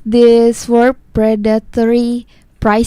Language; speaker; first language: English; non-native, learner; Indonesian